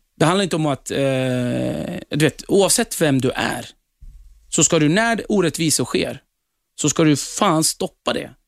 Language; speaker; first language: Swedish; early bilingual, other home language; Kurdish